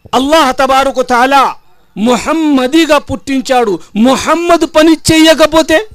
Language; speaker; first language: Telugu; non-native, local second language; Urdu